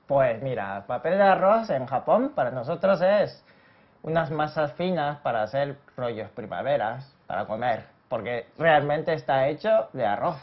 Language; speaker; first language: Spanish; non-native, fluent; Japanese